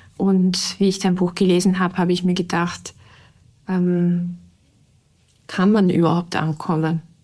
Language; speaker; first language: German; native; German